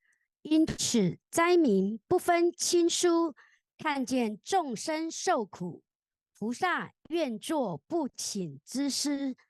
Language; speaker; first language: Chinese; native; Chinese